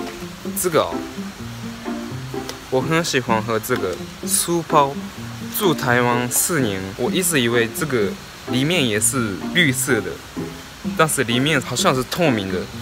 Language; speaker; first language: Chinese; non-native, fluent; Japanese